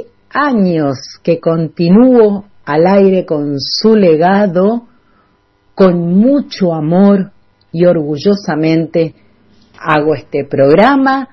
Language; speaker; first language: Spanish; native; Spanish